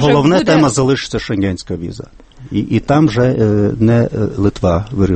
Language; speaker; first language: Ukrainian; non-native, fluent; Lithuanian